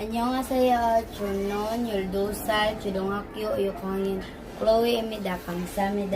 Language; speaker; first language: Korean; non-native, learner; Cebuano